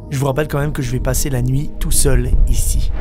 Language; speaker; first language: French; native; French